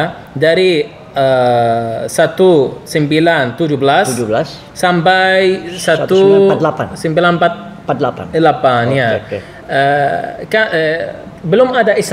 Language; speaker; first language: Indonesian; non-native, learner; Arabic